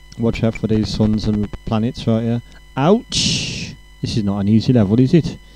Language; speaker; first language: English; native; English